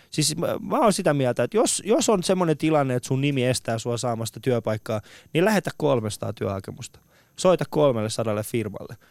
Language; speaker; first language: Finnish; early bilingual, other home language; Persian